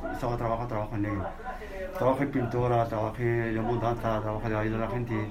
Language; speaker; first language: Spanish; non-native, learner; Arabic